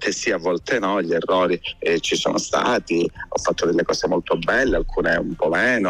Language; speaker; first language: Italian; native; Italian